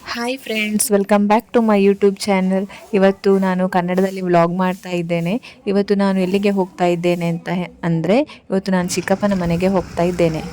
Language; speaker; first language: Kannada; non-native, local second language; Tulu